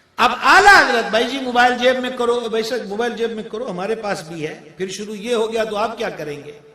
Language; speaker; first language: Urdu; non-native, local second language; Punjabi